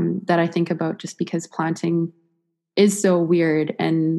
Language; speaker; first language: English; native; English